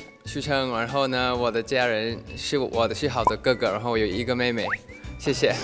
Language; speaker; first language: Chinese; non-native, learner; Thai